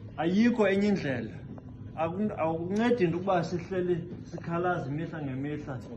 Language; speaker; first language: Xhosa; non-native, local second language; English